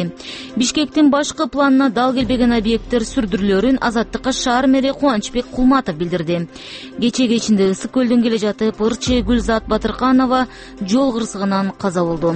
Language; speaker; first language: Kyrgyz; native; Kyrgyz